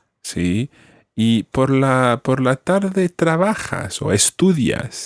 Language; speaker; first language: Spanish; non-native, fluent; English